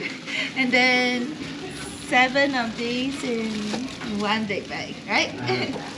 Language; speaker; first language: English; non-native, fluent; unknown